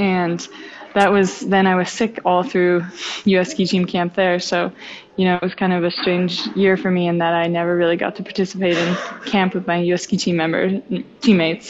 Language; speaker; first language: English; native; English